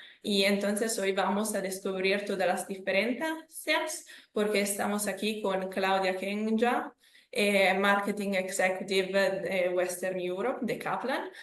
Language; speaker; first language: Spanish; non-native, fluent; Italian